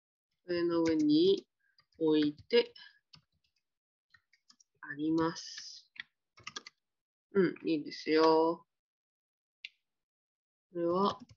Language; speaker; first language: Japanese; non-native, fluent; Vietnamese